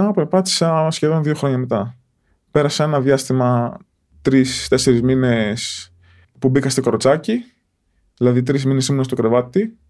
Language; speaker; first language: Greek; native; Greek